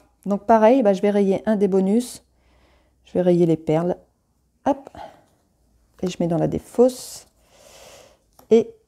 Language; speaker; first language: French; native; French